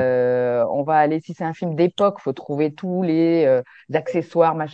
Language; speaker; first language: French; native; French